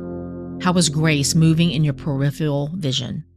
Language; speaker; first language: English; native; English